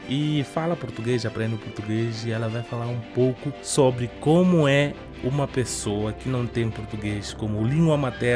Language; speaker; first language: Portuguese; non-native, fluent; Upper Guinea Crioulo